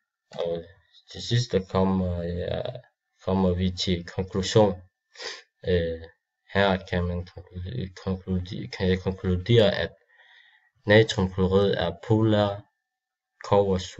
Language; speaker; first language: Danish; non-native, learner; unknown